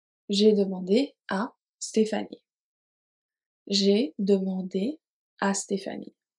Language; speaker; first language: French; native; French